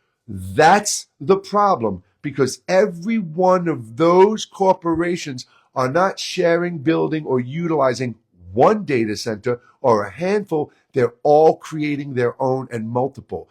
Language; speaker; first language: English; native; English